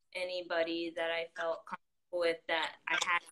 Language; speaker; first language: English; native; English